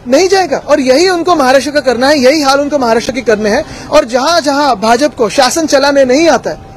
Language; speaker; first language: Hindi; non-native, local second language; Marathi